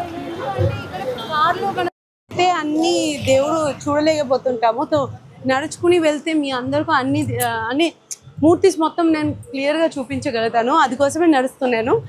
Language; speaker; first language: Telugu; non-native, local second language; Tamil